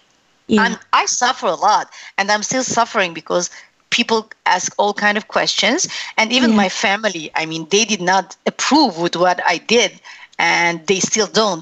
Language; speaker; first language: English; non-native, fluent; Arabic